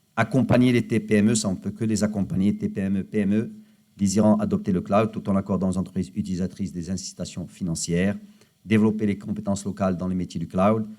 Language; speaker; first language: French; non-native, local second language; Arabic